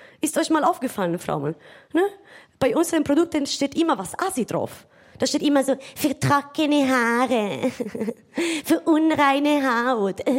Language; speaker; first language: German; non-native, fluent; Italian